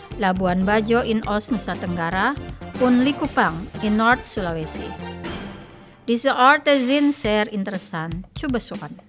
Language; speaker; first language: German; non-native, fluent; Indonesian